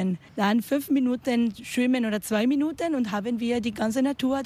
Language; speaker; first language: German; non-native, learner; Spanish